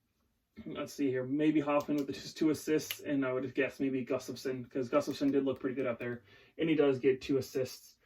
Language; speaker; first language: English; native; English